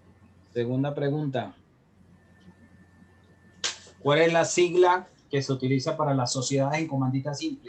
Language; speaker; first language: Spanish; native; Spanish